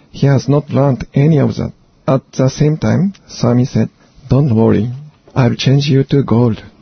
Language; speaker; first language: English; non-native, fluent; Japanese